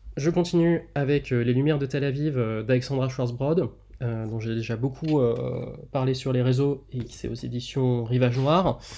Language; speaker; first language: French; native; French